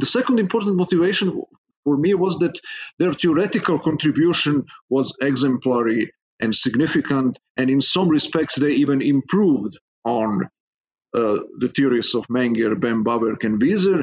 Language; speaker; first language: English; non-native, fluent; Serbian